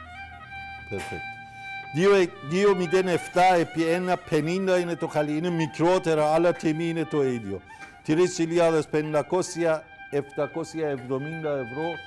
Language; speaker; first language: Greek; non-native, fluent; Persian